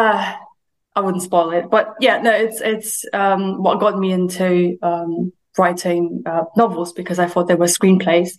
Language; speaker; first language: English; early bilingual, other home language; German